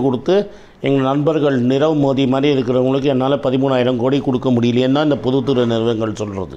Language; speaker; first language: Tamil; native; Tamil